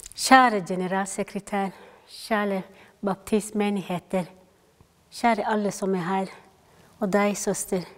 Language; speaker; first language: Norwegian; non-native, fluent; Somali